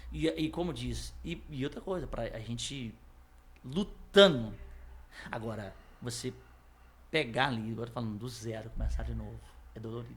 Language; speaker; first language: Portuguese; native; Portuguese